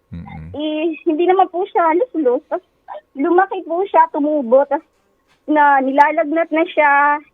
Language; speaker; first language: Filipino; non-native, local second language; Waray